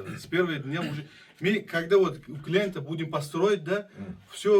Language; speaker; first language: Russian; non-native, fluent; Uzbek